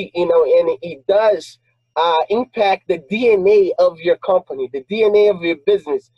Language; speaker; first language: English; non-native, fluent; Portuguese